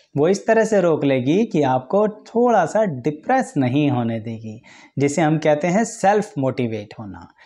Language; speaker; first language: Hindi; native; Hindi